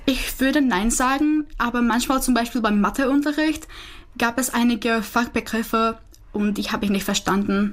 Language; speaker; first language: German; non-native, fluent; Czech